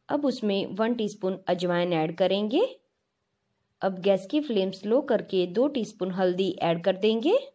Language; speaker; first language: Hindi; non-native, local second language; Gujarati